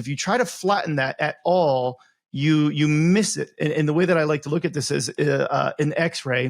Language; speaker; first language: English; native; English